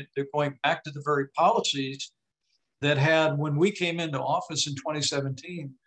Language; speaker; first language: English; native; English